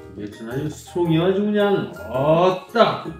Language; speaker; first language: Korean; native; Korean